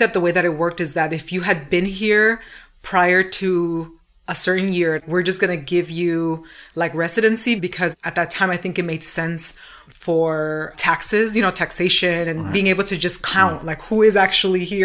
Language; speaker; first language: English; early bilingual, other home language; Spanish